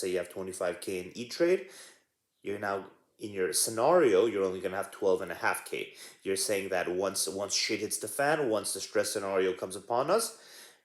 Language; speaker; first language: English; native; English